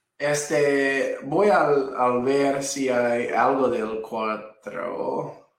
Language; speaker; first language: Spanish; non-native, fluent; English